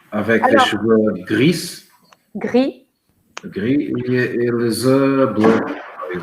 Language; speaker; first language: French; non-native, learner; Portuguese